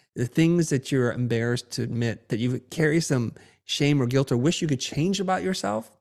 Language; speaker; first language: English; early bilingual, other home language; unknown